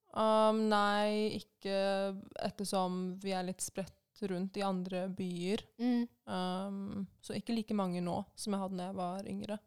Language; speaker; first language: Norwegian; early bilingual, other home language; Persian